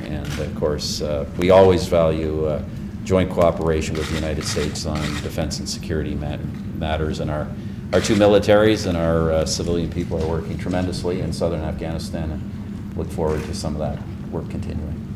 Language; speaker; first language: English; native; English